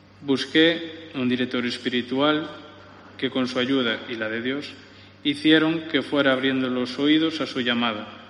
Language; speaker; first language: Spanish; native; Spanish